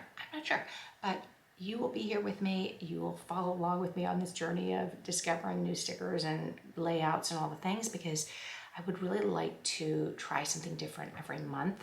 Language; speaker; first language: English; native; English